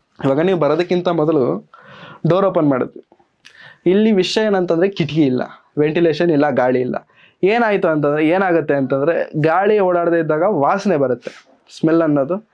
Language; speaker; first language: Kannada; non-native, local second language; Telugu